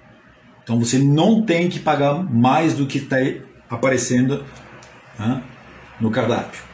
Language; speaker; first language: Portuguese; non-native, fluent; French